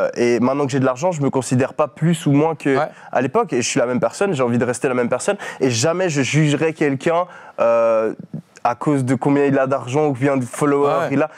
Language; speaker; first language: French; native; French